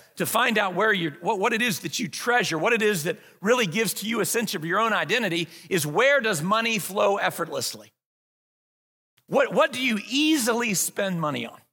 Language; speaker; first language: English; native; English